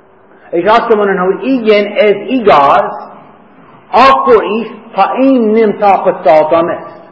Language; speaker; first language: Hungarian; non-native, fluent; English